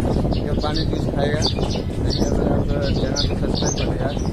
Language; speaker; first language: Hindi; non-native, local second language; Odia